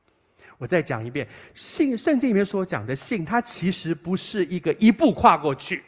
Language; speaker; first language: Chinese; native; Chinese